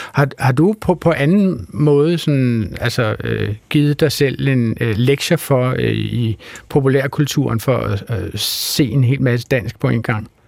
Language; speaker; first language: Danish; native; Danish